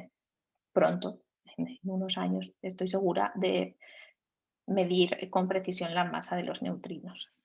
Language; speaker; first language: Spanish; native; Spanish